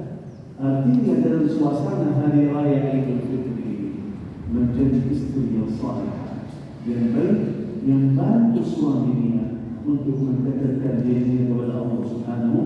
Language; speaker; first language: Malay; non-native, fluent; Arabic